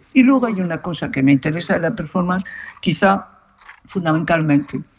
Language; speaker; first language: Spanish; native; Spanish